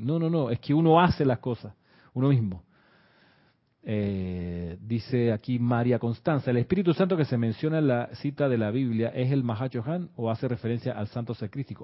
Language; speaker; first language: Spanish; native; Spanish